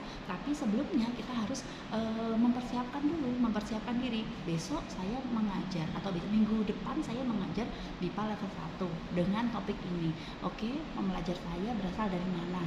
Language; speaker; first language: Indonesian; native; Indonesian